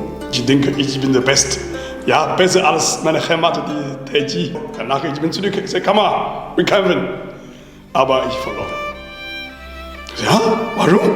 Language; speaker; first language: German; non-native, learner; Chinese